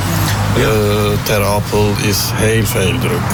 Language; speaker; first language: Dutch; non-native, learner; Turkish